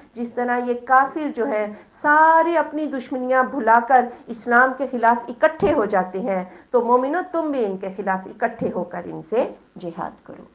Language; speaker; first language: Urdu; native; Urdu